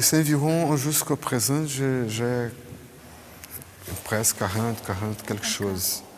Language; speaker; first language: French; non-native, fluent; Portuguese